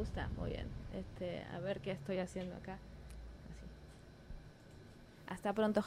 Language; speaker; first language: Spanish; native; Spanish